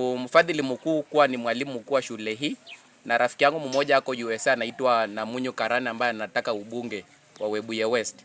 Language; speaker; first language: Swahili; non-native, local second language; Luyia